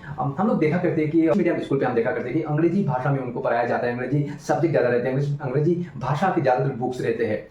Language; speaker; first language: Hindi; non-native, local second language; Bangla